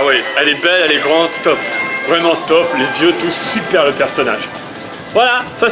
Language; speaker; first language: French; native; French